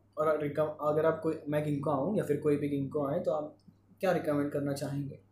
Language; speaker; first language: Hindi; non-native, local second language; Marathi